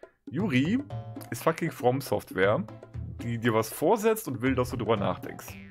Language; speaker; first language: German; native; German